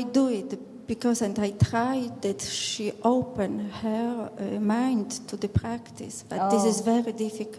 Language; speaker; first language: English; non-native, learner; French